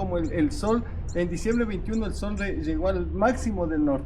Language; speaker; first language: Spanish; native; Spanish